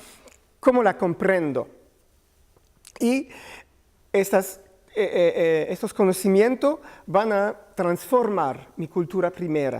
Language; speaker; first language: Spanish; non-native, learner; French